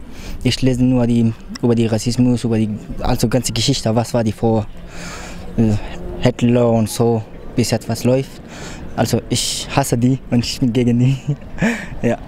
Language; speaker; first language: German; non-native, learner; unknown